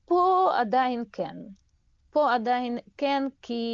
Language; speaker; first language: Hebrew; non-native, fluent; Russian